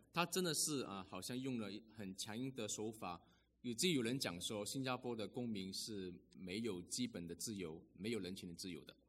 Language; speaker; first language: Chinese; native; Chinese